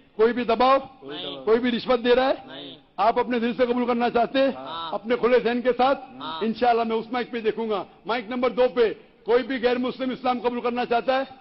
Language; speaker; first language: Hindi; non-native, local second language; Konkani